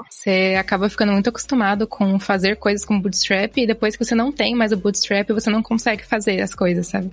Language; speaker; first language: Portuguese; native; Portuguese